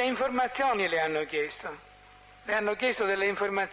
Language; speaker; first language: Italian; native; Italian